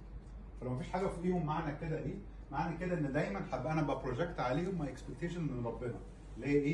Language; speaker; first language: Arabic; native; Arabic